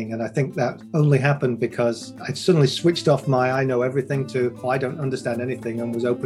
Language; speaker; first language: English; native; English